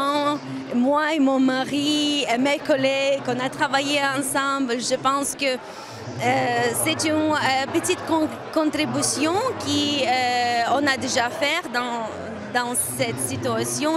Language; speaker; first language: French; non-native, learner; Ukrainian